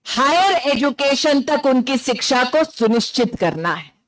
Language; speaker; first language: Hindi; non-native, local second language; Gujarati